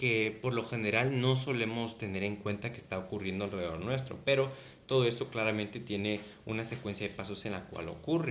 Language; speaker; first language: Spanish; native; Spanish